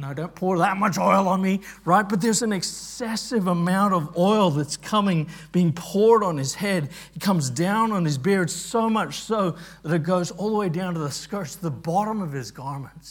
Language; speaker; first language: English; native; English